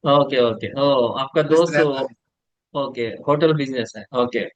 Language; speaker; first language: Hindi; non-native, local second language; Telugu